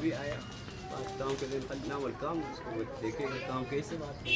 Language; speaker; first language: Hindi; non-native, learner; Arabic